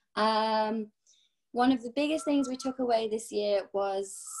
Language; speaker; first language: English; native; English